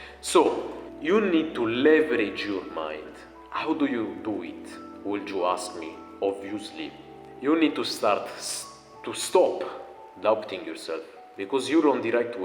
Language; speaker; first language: English; non-native, fluent; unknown